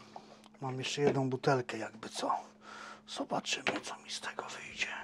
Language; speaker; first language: Polish; native; Polish